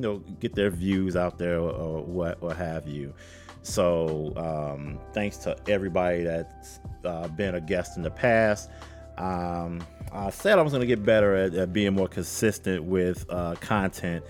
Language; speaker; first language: English; native; English